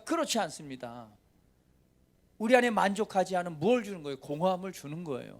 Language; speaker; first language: Korean; native; Korean